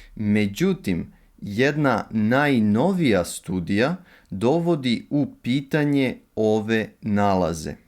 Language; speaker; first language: Serbian; native; Serbian